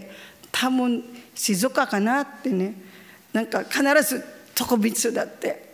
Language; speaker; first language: Japanese; non-native, learner; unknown